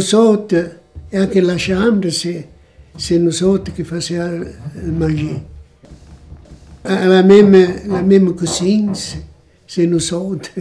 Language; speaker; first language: French; non-native, learner; Italian